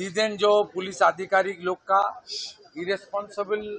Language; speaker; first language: Hindi; non-native, local second language; Bangla